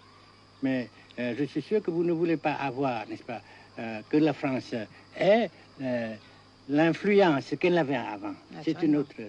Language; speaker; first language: French; non-native, local second language; Vietnamese